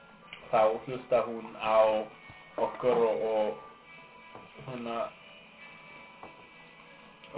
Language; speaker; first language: Icelandic; non-native, learner; English